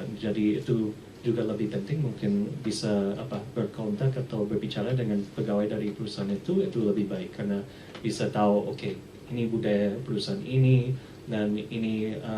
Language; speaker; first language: Indonesian; early bilingual, heritage; English